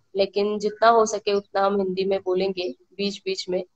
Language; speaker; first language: Hindi; non-native, local second language; Marathi